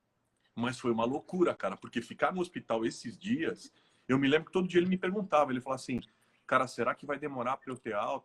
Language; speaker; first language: Portuguese; native; Portuguese